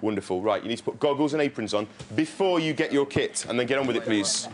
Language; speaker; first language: English; native; English